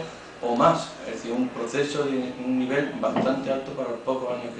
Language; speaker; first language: Spanish; native; Spanish